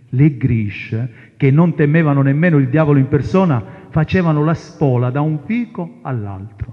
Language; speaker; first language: Italian; non-native, local second language; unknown